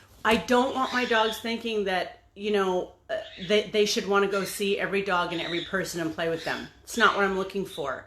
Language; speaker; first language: English; native; English